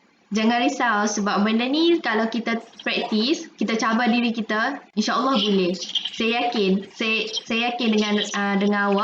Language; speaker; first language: Malay; native; Malay